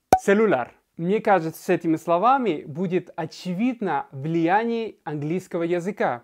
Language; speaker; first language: Russian; non-native, fluent; Spanish